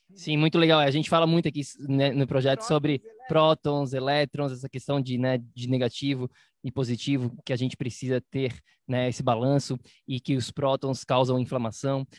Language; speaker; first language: Portuguese; native; Portuguese